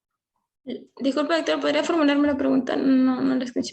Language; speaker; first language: Spanish; native; Spanish